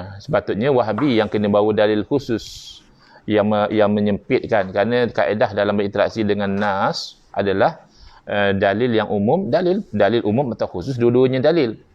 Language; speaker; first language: Malay; native; Malay